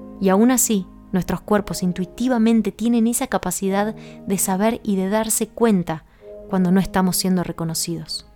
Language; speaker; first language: Spanish; native; Spanish